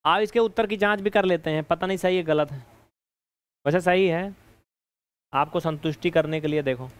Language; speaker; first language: Hindi; native; Hindi